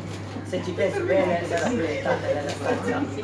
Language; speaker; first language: Italian; non-native, fluent; Hungarian